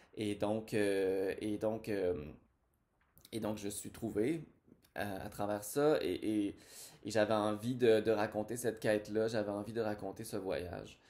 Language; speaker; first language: French; native; French